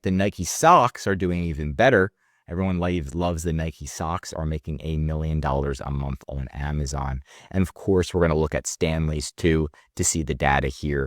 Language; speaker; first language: English; native; English